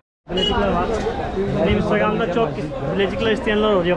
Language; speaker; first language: Turkish; non-native, fluent; Urdu